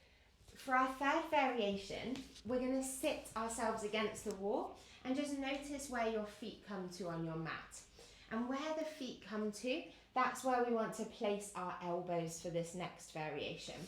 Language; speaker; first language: English; native; English